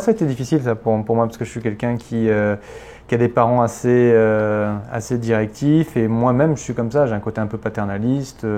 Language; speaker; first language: French; native; French